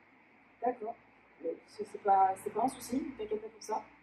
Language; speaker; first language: French; native; French